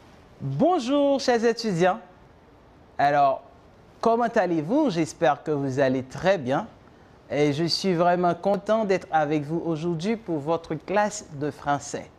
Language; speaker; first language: French; non-native, fluent; Spanish